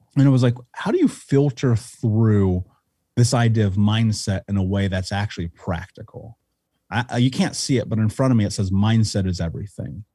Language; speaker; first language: English; native; English